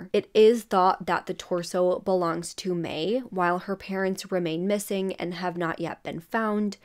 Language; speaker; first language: English; native; English